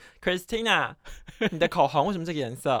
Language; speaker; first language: Chinese; native; Chinese